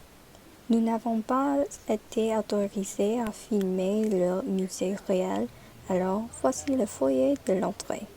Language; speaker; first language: French; non-native, learner; English